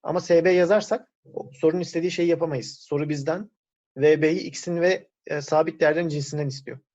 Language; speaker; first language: Turkish; native; Turkish